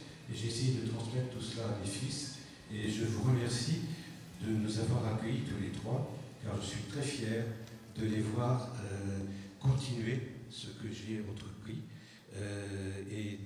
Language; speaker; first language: French; early bilingual, other home language; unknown